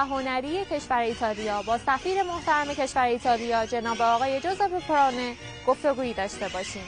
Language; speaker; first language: Persian; native; Persian